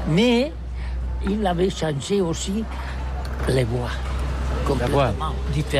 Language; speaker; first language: French; non-native, learner; Catalan